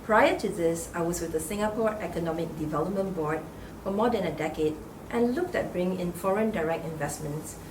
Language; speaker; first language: English; non-native, local second language; Chinese